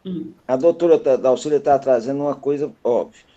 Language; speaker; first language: Portuguese; native; Portuguese